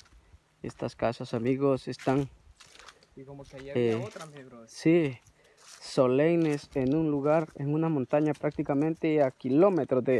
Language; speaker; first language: Spanish; native; Spanish